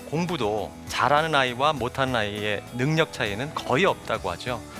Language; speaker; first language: Korean; native; Korean